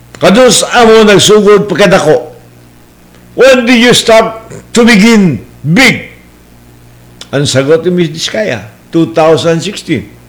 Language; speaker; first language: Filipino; non-native, local second language; Cebuano